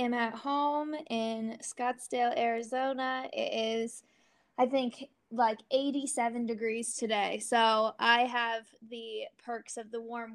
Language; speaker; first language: English; native; English